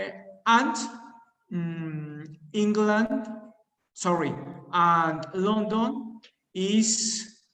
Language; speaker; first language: English; non-native, learner; Spanish